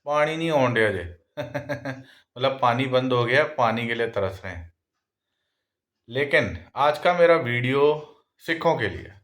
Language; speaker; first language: Hindi; non-native, local second language; Punjabi